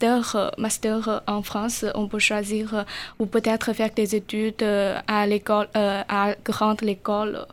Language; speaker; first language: French; non-native, learner; Chinese